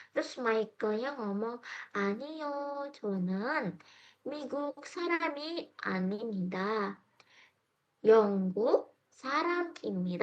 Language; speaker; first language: Korean; non-native, fluent; Indonesian